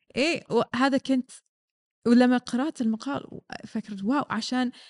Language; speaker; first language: Arabic; non-native, learner; English